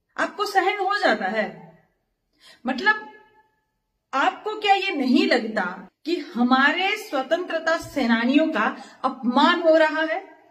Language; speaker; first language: Hindi; native; Hindi